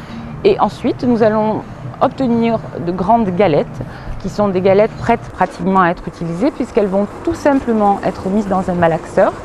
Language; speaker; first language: French; native; French